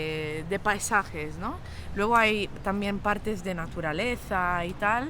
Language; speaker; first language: Spanish; non-native, local second language; Catalan